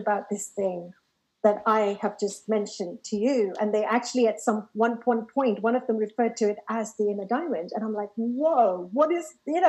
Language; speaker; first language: English; native; English